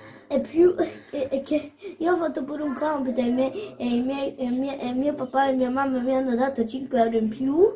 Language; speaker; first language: Italian; early bilingual, other home language; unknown